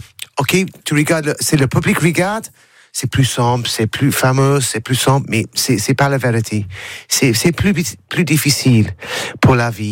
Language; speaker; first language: French; non-native, learner; English